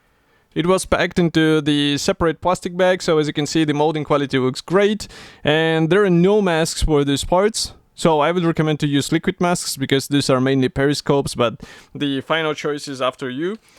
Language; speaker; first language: English; non-native, fluent; Russian